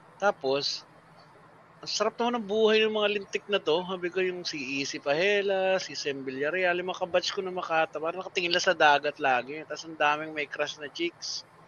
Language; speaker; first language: Filipino; native; Filipino